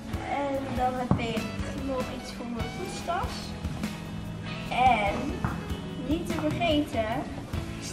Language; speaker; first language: Dutch; native; Dutch